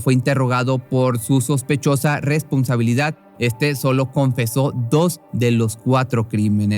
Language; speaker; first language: Spanish; native; Spanish